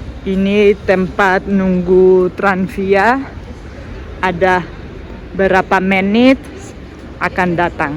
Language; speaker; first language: Indonesian; non-native, fluent; Spanish